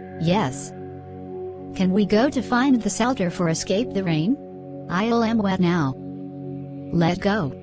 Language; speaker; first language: English; non-native, learner; Khmer